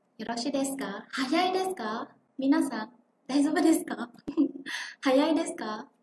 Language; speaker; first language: Japanese; non-native, fluent; Vietnamese